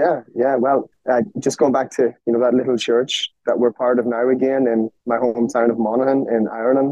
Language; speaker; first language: English; native; English